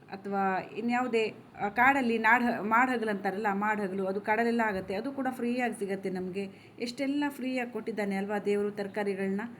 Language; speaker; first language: Kannada; non-native, local second language; Konkani